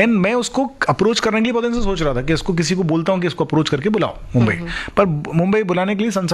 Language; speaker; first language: Hindi; non-native, local second language; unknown